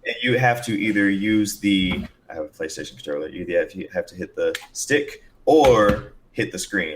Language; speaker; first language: English; native; English